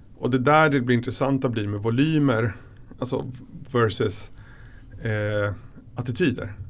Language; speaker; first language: Swedish; early bilingual, other home language; Spanish